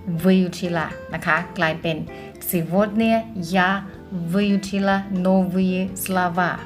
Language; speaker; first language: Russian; non-native, fluent; Thai